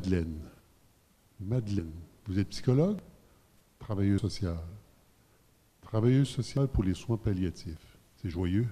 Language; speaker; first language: French; native; French